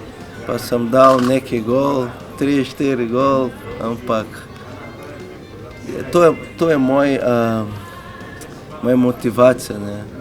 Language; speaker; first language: Slovenian; non-native, learner; Portuguese